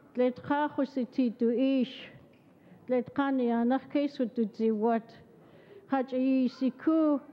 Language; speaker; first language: English; native; English